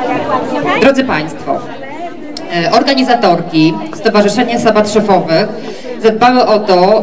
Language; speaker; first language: Polish; native; Polish